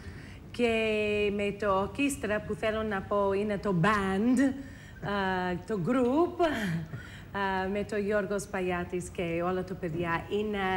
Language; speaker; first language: Greek; non-native, fluent; English